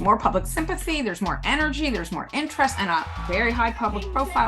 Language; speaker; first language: English; native; English